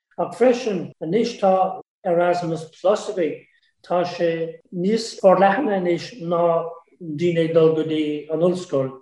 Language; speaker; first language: Irish; native; Irish